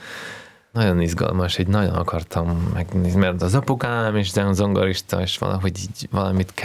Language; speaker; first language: Hungarian; early bilingual, heritage; Hungarian